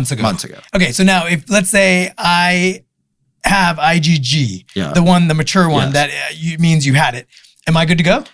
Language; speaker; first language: English; native; English